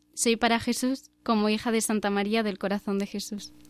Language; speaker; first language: Spanish; native; Spanish